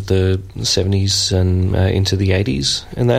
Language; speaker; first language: English; native; English